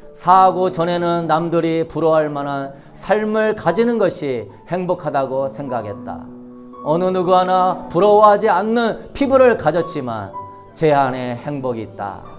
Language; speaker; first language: Korean; native; Korean